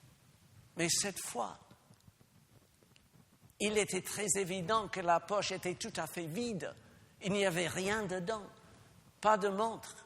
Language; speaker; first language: French; non-native, fluent; English